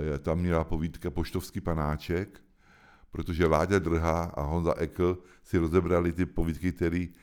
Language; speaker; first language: Czech; native; Czech